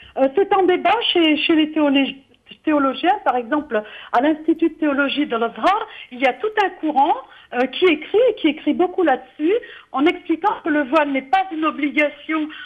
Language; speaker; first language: French; native; French